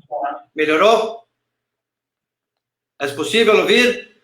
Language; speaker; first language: Spanish; non-native, learner; Portuguese